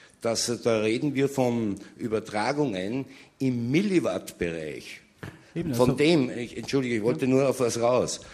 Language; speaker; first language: German; native; German